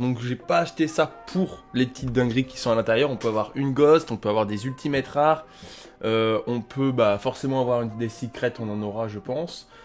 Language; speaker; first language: French; native; French